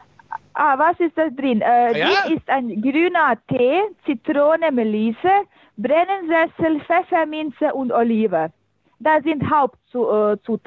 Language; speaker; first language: German; non-native, learner; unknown